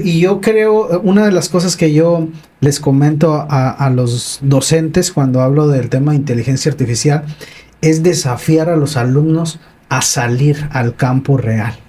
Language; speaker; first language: Spanish; native; Spanish